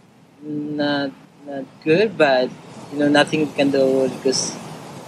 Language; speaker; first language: English; non-native, local second language; Surigaonon